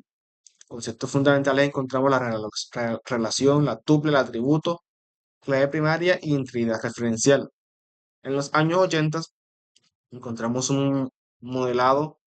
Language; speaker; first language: Spanish; native; Spanish